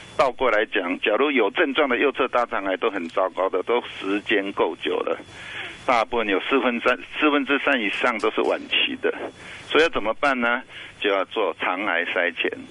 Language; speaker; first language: Chinese; native; Chinese